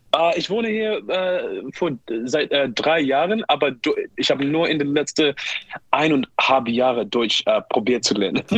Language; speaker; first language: German; non-native, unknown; English